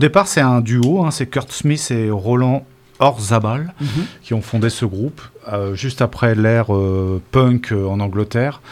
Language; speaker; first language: French; native; French